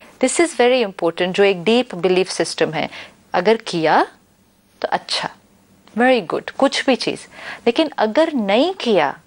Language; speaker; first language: Hindi; native; Hindi